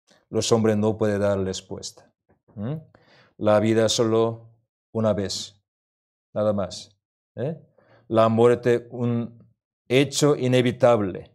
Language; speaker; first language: Spanish; non-native, learner; Korean